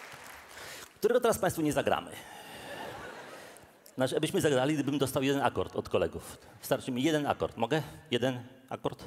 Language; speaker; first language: Polish; native; Polish